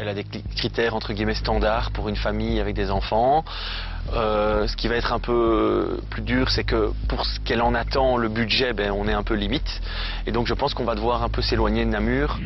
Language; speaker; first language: French; native; French